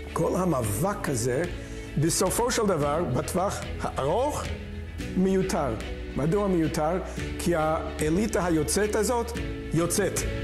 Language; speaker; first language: Hebrew; non-native, fluent; English